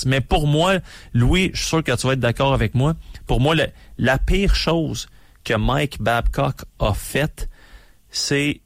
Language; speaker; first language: French; native; French